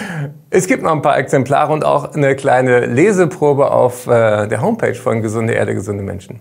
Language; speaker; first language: German; native; German